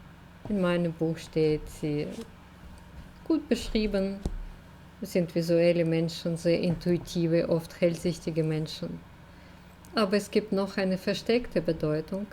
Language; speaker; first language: German; non-native, fluent; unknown